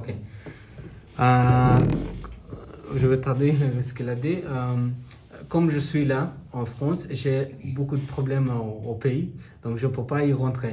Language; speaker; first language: French; non-native, learner; Bangla